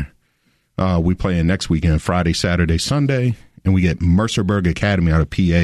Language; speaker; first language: English; native; English